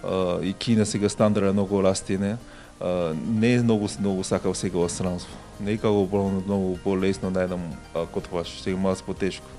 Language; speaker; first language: Macedonian; non-native, learner; Chinese